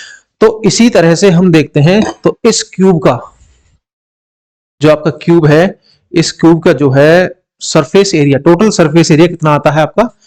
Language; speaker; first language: Hindi; native; Hindi